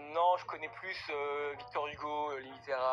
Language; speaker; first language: French; native; French